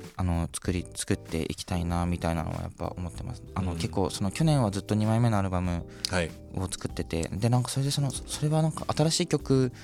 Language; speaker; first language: Japanese; native; Japanese